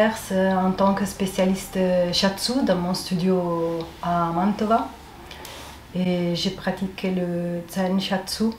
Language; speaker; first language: French; non-native, fluent; Italian